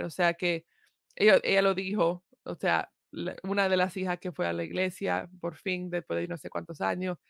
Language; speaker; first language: Spanish; early bilingual, heritage; Spanish